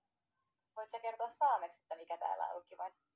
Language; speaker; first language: Finnish; native; Finnish